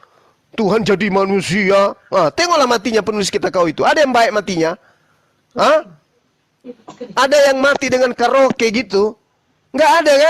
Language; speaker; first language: Indonesian; native; Indonesian